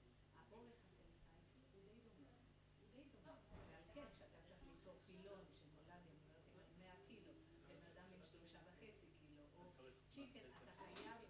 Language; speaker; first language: Hebrew; native; Hebrew